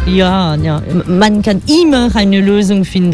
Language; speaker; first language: German; non-native, fluent; French